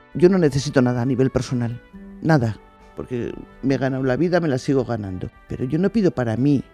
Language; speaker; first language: Spanish; native; Spanish